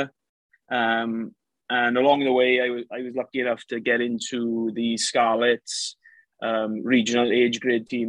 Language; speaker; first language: English; native; English